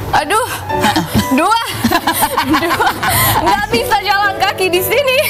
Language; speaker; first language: Indonesian; non-native, learner; English